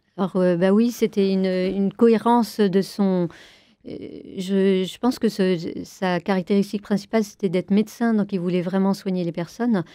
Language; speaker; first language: French; native; French